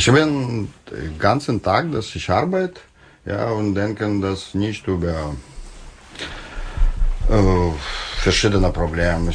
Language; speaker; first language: German; non-native, learner; Russian